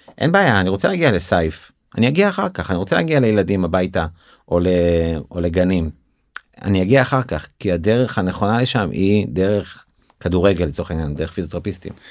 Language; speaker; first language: Hebrew; native; Hebrew